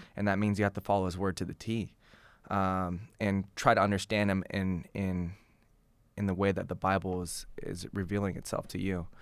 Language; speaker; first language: English; native; English